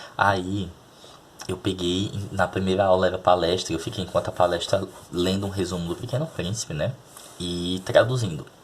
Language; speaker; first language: Portuguese; native; Portuguese